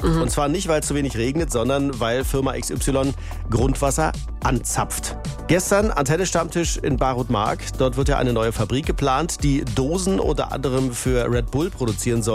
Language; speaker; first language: German; native; German